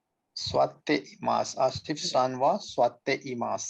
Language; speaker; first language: Japanese; non-native, learner; English